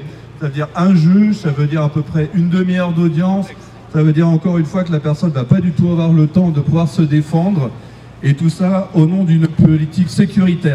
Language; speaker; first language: French; native; French